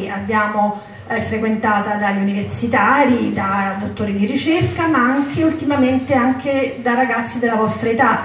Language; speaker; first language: Italian; native; Italian